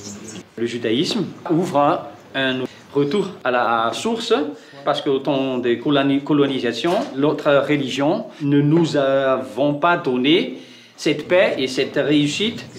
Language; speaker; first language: French; non-native, local second language; Malagasy